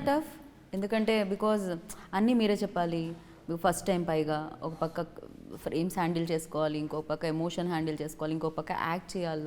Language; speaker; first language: Telugu; native; Telugu